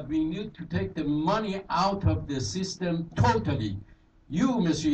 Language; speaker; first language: English; non-native, fluent; Persian